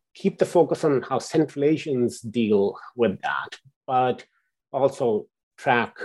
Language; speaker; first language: English; non-native, local second language; Urdu